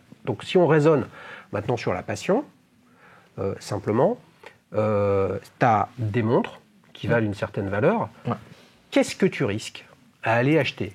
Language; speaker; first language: French; native; French